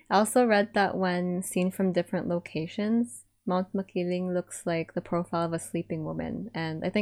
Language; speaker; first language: English; non-native, local second language; Iloko